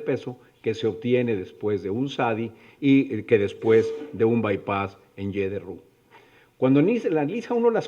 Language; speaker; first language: Spanish; native; Spanish